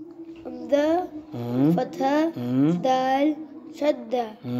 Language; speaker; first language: Arabic; non-native, learner; Urdu